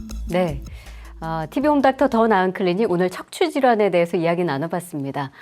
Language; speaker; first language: Korean; native; Korean